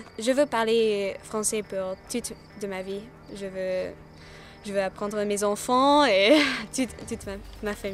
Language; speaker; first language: French; non-native, learner; English